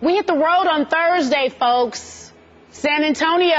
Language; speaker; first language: English; native; English